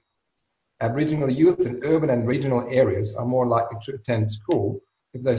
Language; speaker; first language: English; non-native, fluent; German